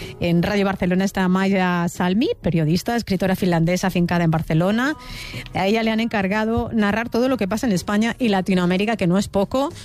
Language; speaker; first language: Spanish; native; Spanish